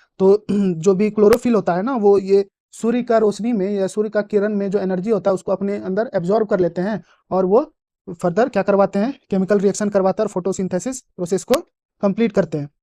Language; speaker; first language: Hindi; native; Hindi